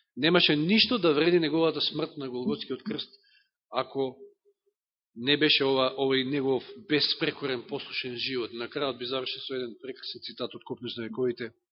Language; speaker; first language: Macedonian; native; Macedonian